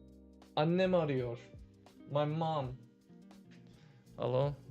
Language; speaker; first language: Turkish; early bilingual, heritage; Turkish